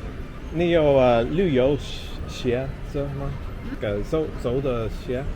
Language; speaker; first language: Chinese; non-native, learner; English